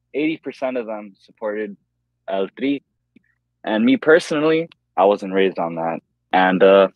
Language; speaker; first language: English; native; English